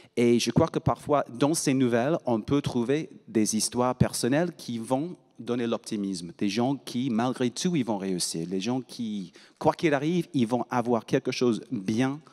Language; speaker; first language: French; non-native, fluent; English